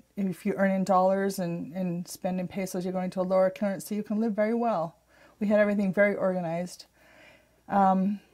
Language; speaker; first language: English; native; English